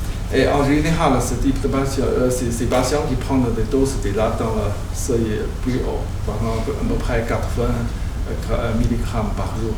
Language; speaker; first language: French; non-native, learner; Chinese